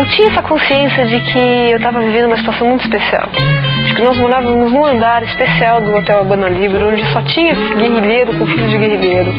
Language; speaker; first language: Portuguese; native; Portuguese